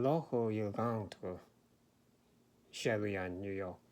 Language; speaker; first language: French; non-native, learner; Korean